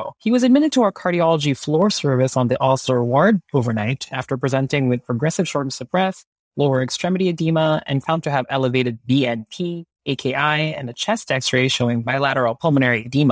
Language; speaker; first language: English; non-native, local second language; Filipino